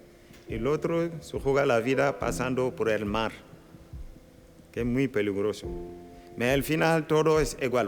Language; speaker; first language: Spanish; non-native, local second language; Wolof